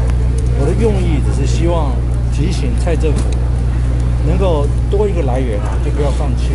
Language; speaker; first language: Chinese; native; Chinese